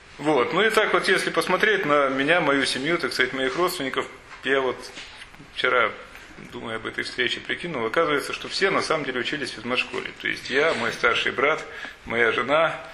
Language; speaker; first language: Russian; native; Russian